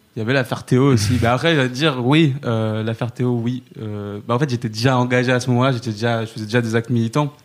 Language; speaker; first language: French; native; French